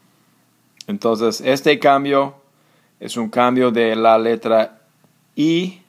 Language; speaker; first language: Spanish; non-native, fluent; English